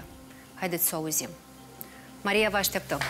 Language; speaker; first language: Romanian; native; Romanian